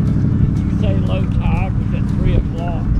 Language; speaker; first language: English; native; English